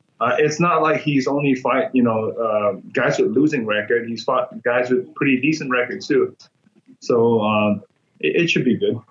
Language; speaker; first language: English; non-native, fluent; Burmese